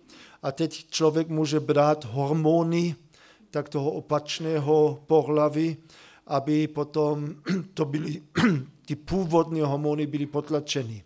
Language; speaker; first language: Czech; non-native, fluent; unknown